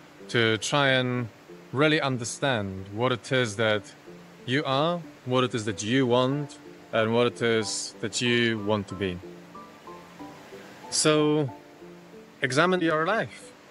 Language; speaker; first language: English; non-native, fluent; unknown